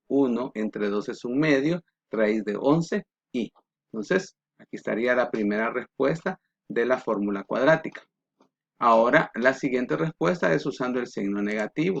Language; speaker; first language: Spanish; native; Spanish